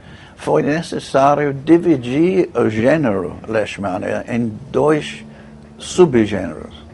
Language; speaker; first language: Portuguese; non-native, fluent; English